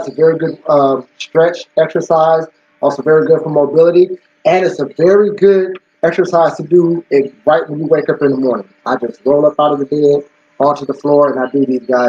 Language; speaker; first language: English; native; English